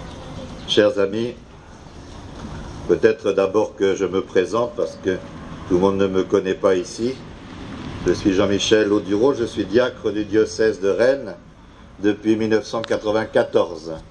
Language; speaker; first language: French; native; French